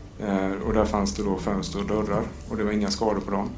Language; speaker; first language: Swedish; native; Swedish